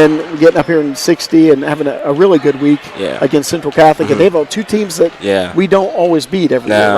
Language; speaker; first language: English; native; English